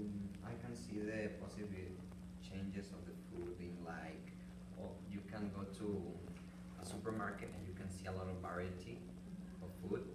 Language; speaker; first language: English; non-native, fluent; Spanish